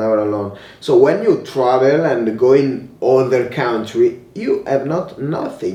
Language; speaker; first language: English; non-native, learner; Italian